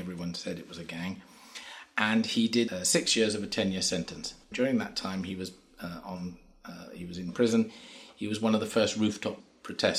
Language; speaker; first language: English; native; English